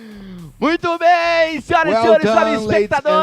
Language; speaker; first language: Portuguese; native; Portuguese